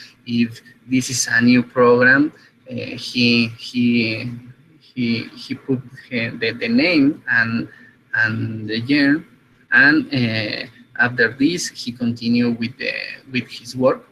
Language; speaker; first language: English; non-native, fluent; Spanish